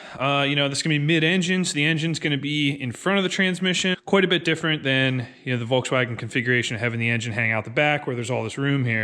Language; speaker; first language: English; native; English